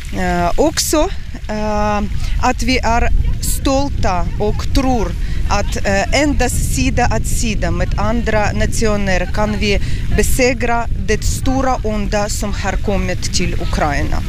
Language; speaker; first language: Swedish; non-native, learner; Ukrainian